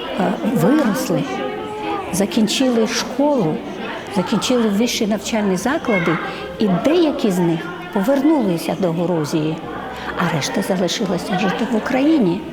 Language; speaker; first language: Ukrainian; non-native, fluent; Georgian